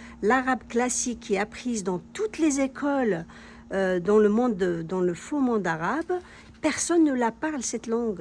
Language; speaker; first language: French; non-native, local second language; Kabyle